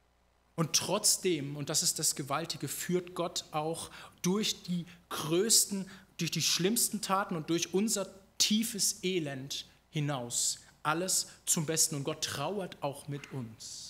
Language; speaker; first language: German; native; German